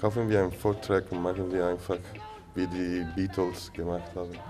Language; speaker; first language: German; non-native, learner; Italian